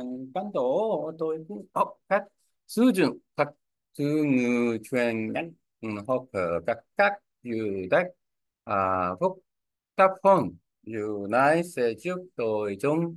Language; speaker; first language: Vietnamese; non-native, learner; Korean